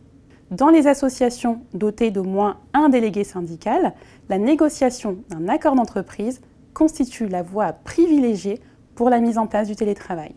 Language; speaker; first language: French; native; French